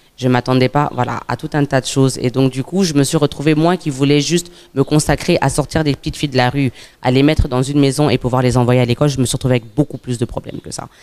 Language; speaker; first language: French; native; French